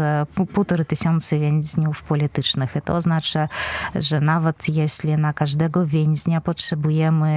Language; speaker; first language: Polish; non-native, fluent; Belarusian